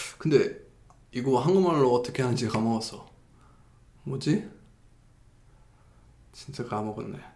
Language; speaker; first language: Korean; non-native, fluent; English